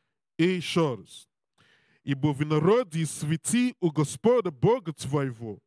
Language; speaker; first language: Russian; non-native, learner; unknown